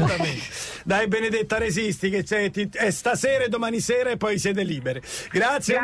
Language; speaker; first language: Italian; native; Italian